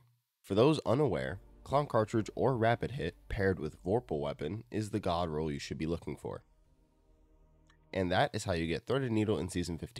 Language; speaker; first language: English; native; English